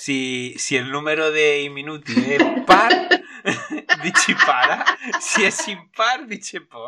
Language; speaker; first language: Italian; non-native, learner; Spanish